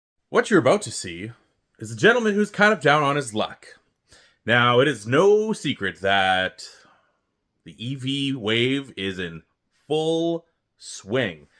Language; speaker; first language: English; native; English